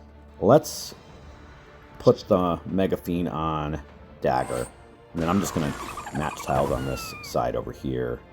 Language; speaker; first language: English; native; English